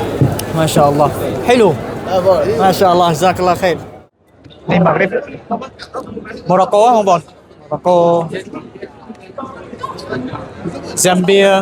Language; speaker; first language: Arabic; non-native, learner; Khmer